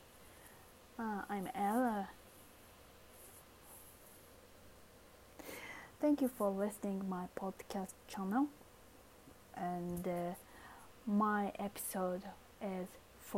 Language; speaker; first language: English; non-native, learner; Japanese